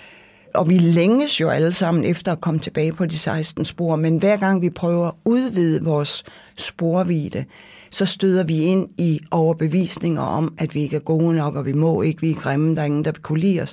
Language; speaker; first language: Danish; native; Danish